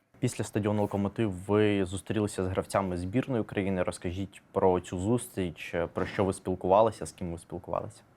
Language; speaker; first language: Ukrainian; native; Ukrainian